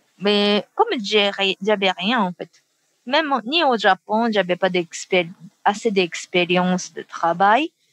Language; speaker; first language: French; non-native, fluent; Japanese